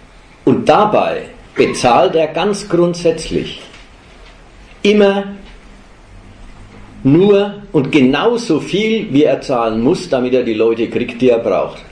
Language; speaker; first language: German; native; German